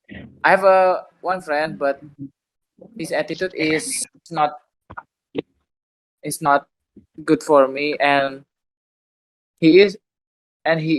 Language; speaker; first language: English; non-native, learner; Indonesian